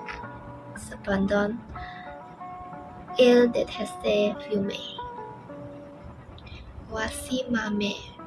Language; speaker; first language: French; non-native, learner; Chinese